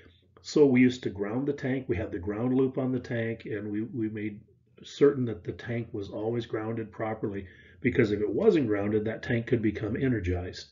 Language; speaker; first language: English; native; English